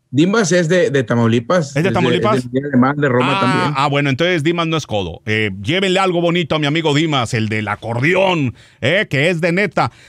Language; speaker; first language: Spanish; native; Spanish